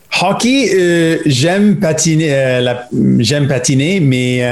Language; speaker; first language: French; non-native, local second language; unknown